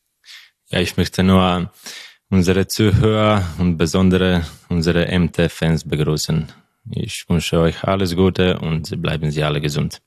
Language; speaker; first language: German; non-native, learner; Croatian